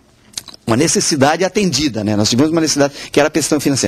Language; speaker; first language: Portuguese; native; Portuguese